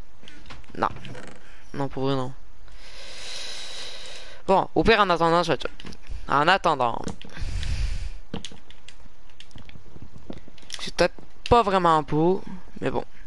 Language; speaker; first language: French; native; French